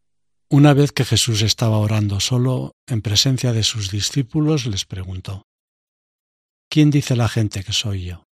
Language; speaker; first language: Spanish; native; Spanish